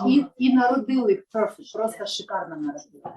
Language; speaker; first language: Ukrainian; non-native, local second language; Russian